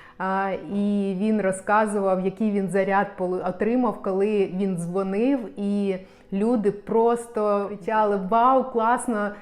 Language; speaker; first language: Ukrainian; non-native, local second language; Russian